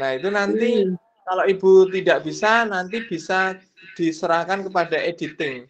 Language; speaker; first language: Indonesian; native; Indonesian